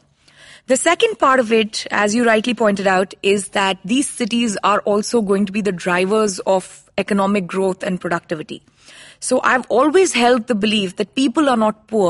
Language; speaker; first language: English; non-native, local second language; Hindi